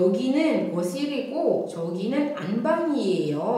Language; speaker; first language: Korean; non-native, fluent; Indonesian